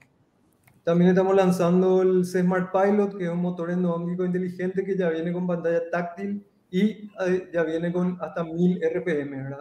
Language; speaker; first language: Spanish; native; Spanish